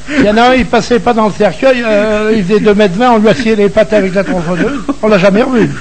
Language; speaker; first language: French; native; French